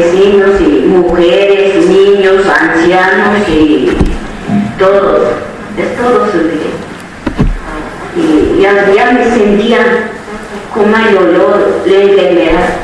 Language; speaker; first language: Spanish; non-native, local second language; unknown